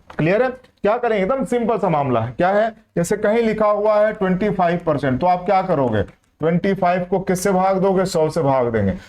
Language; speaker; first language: Hindi; native; Hindi